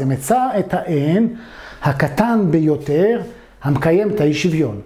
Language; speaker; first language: Hebrew; native; Hebrew